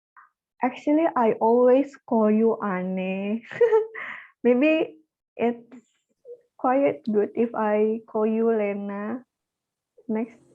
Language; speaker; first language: English; non-native, learner; Indonesian